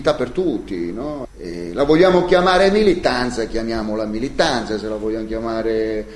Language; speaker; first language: Italian; native; Italian